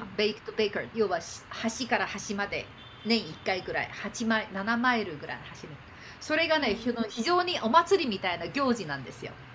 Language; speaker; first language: Japanese; non-native, fluent; Chinese